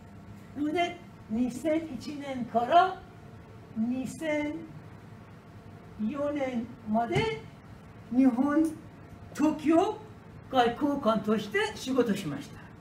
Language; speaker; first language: Japanese; non-native, learner; Persian